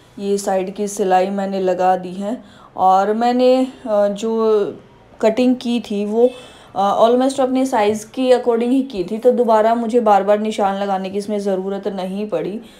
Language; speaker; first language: Hindi; native; Hindi